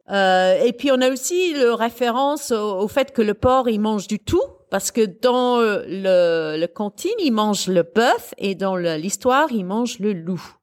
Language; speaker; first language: French; non-native, fluent; English